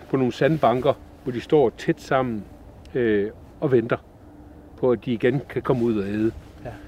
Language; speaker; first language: Danish; native; Danish